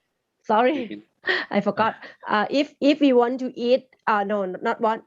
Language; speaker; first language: English; non-native, learner; Thai